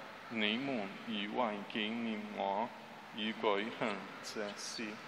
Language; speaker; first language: Chinese; non-native, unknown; Portuguese